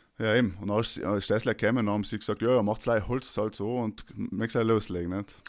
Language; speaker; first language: German; native; German